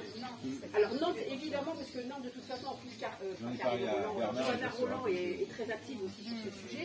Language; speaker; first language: French; native; French